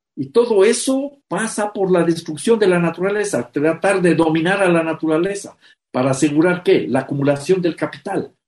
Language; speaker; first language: Spanish; native; Spanish